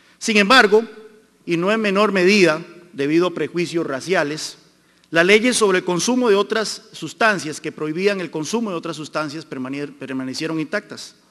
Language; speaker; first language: Spanish; native; Spanish